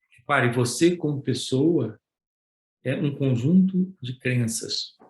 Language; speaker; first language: Portuguese; native; Portuguese